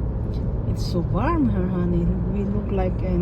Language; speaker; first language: English; non-native, local second language; Waray